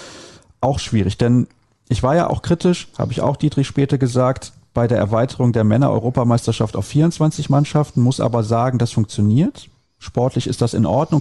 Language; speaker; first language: German; native; German